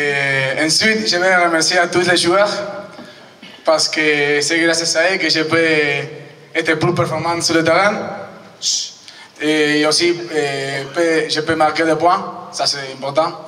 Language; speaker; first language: French; non-native, fluent; Spanish